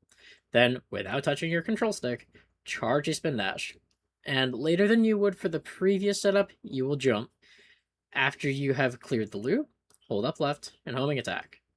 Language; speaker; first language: English; native; English